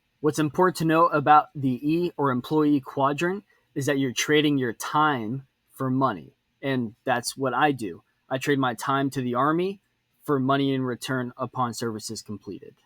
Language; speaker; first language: English; native; English